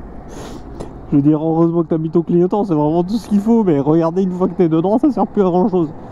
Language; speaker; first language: French; native; French